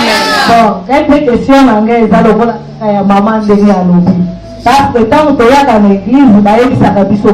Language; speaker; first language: French; non-native, local second language; Lingala